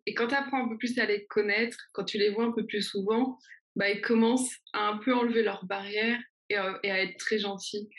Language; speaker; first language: French; native; French